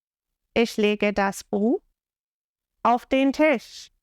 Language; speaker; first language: German; non-native, fluent; English